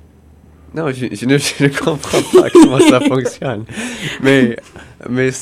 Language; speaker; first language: French; non-native, local second language; English